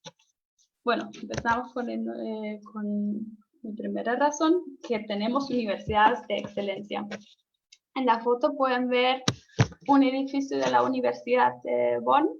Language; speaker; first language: Spanish; non-native, fluent; German